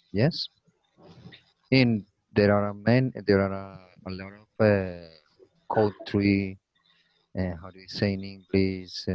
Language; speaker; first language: English; non-native, learner; Spanish